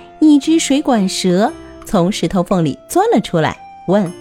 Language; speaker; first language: Chinese; native; Chinese